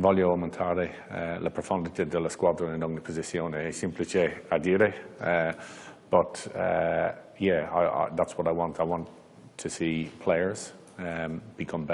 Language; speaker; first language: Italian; non-native, learner; English